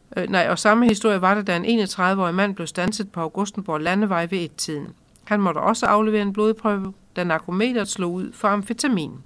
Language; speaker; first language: Danish; native; Danish